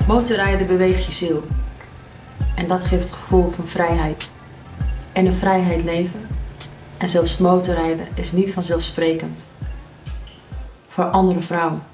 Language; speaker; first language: Dutch; early bilingual, other home language; Persian